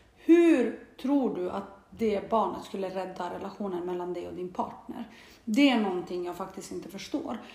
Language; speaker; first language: Swedish; early bilingual, other home language; Bosnian